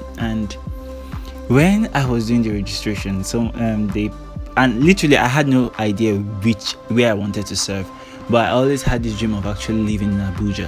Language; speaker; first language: English; non-native, local second language; Igbo